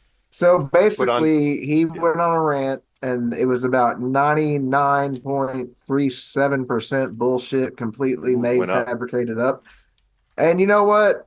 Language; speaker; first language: English; native; English